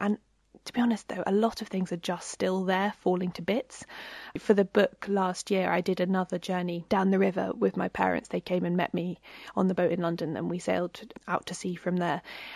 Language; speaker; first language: English; native; English